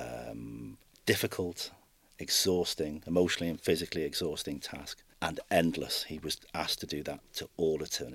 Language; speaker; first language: English; native; English